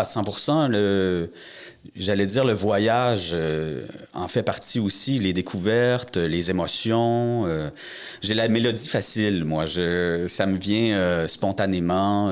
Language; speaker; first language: French; native; French